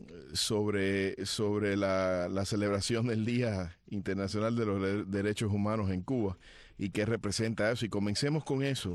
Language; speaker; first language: Spanish; early bilingual, heritage; Spanish